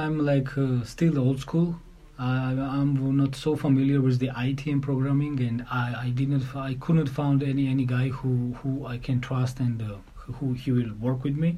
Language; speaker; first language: English; non-native, learner; Georgian